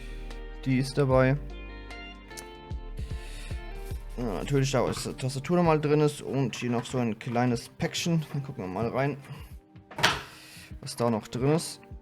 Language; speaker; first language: German; native; German